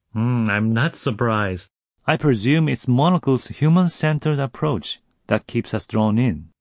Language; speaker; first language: English; non-native, fluent; Japanese